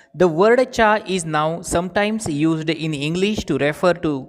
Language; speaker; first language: English; non-native, local second language; Marathi